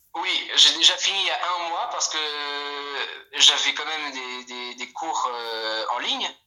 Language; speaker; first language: French; non-native, fluent; Polish